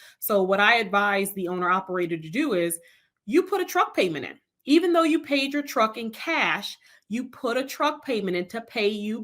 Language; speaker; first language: English; native; English